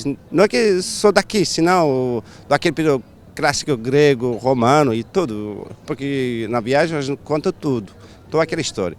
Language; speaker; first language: Portuguese; non-native, fluent; Turkish